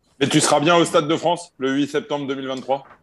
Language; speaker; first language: French; native; French